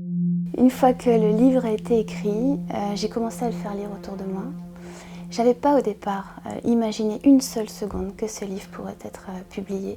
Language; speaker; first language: French; native; French